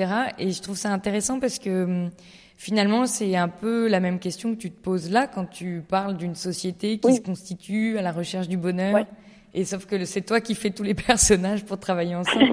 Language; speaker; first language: French; native; French